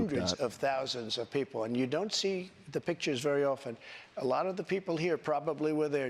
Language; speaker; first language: English; native; English